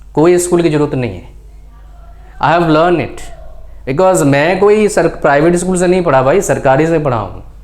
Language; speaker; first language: Hindi; native; Hindi